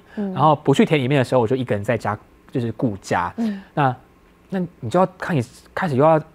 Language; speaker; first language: Chinese; native; Chinese